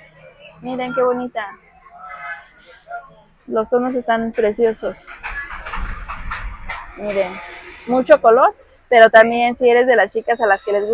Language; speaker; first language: Spanish; native; Spanish